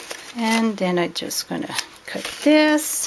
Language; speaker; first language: English; non-native, fluent; French